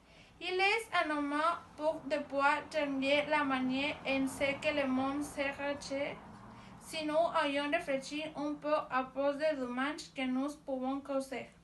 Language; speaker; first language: French; non-native, learner; Spanish